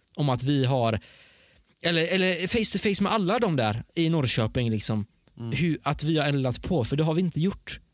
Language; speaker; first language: Swedish; early bilingual, other home language; Persian